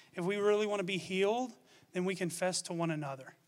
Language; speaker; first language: English; native; English